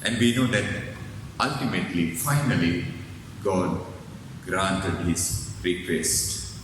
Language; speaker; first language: English; non-native, local second language; Sinhala